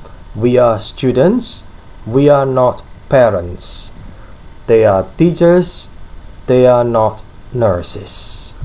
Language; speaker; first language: English; non-native, fluent; Indonesian